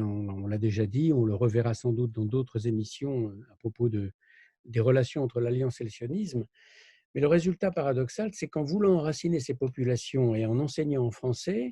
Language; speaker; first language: French; native; French